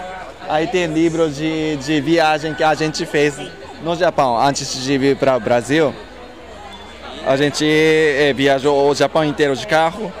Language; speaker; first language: Portuguese; non-native, learner; Japanese